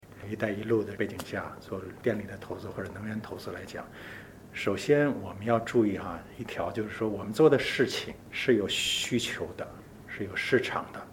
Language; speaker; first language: Chinese; native; Chinese